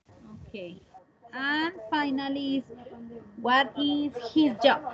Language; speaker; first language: English; non-native, learner; Spanish